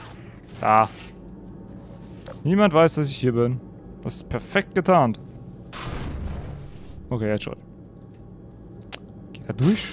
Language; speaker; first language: German; native; German